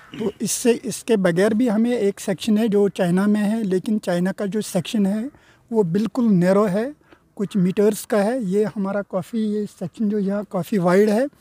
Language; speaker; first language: Urdu; non-native, local second language; Kashmiri